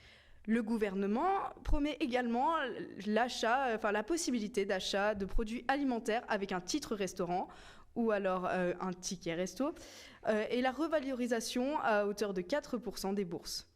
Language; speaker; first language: French; native; French